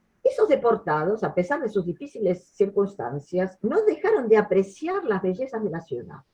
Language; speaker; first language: Spanish; native; Spanish